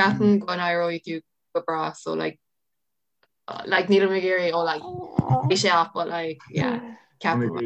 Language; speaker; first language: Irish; non-native, local second language; English